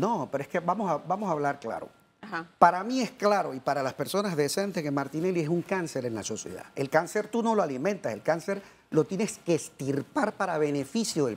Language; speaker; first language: Spanish; native; Spanish